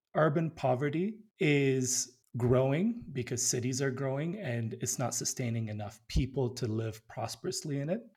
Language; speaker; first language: English; early bilingual, other home language; Amharic